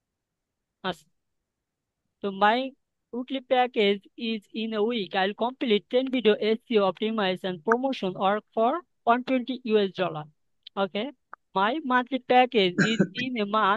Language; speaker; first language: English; non-native, learner; Bangla